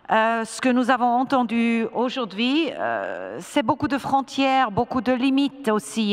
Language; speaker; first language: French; non-native, fluent; German